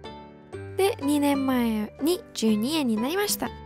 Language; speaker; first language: Japanese; non-native, fluent; English